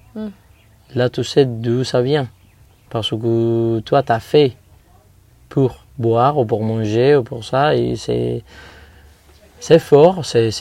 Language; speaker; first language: French; non-native, fluent; Spanish